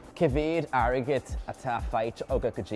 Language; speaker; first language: Irish; non-native, local second language; English